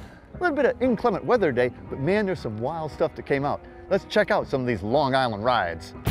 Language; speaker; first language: English; native; English